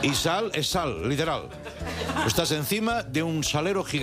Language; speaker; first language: Spanish; native; Spanish